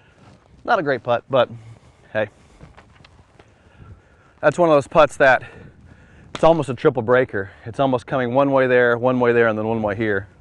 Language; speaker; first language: English; native; English